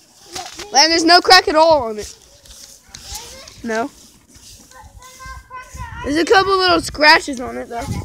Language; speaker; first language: English; native; English